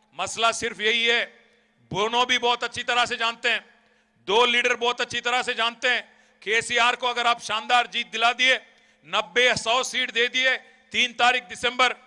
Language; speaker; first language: Hindi; non-native, local second language; Telugu